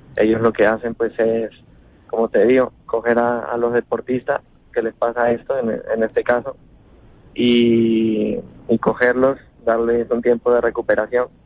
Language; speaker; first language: Spanish; native; Spanish